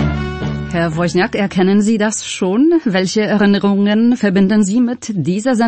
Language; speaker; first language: German; non-native, fluent; Polish